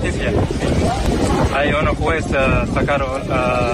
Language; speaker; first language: Spanish; non-native, learner; Arabic